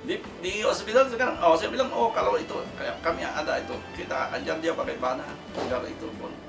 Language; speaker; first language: Indonesian; non-native, fluent; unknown